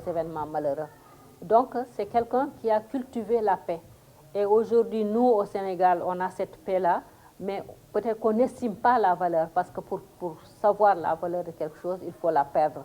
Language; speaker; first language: French; non-native, local second language; Fula